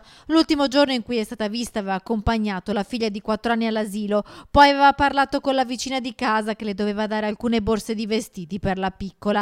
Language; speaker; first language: Italian; native; Italian